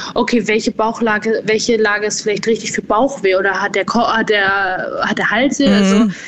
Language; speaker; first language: German; native; German